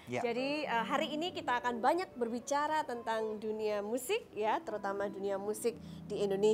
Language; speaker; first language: Indonesian; native; Indonesian